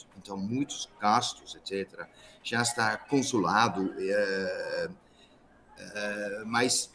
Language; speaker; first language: Portuguese; non-native, fluent; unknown